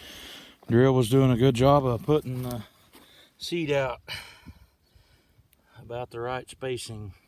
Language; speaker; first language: English; native; English